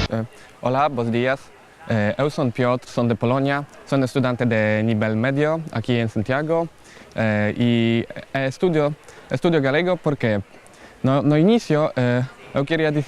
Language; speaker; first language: Portuguese; non-native, learner; Polish